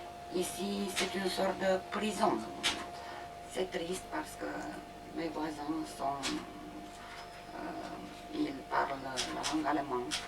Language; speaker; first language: French; non-native, fluent; Romanian